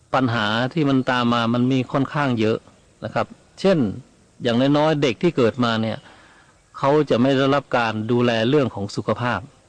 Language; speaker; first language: Thai; native; Thai